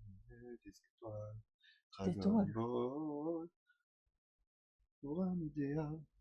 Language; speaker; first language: French; native; French